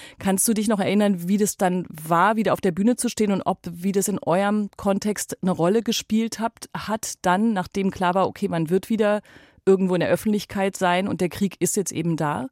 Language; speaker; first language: German; native; German